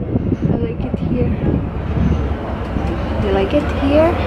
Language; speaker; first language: English; non-native, fluent; Indonesian